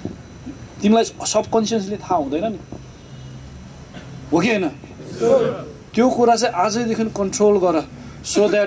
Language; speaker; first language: Nepali; native; Nepali